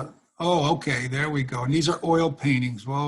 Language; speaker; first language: English; native; English